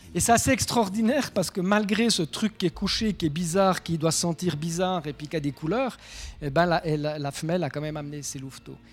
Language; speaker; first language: French; native; French